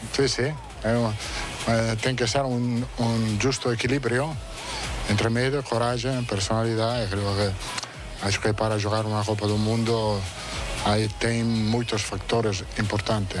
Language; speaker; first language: Portuguese; non-native, fluent; Italian